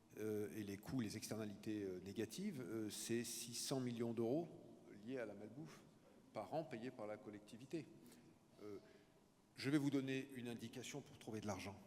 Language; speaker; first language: French; native; French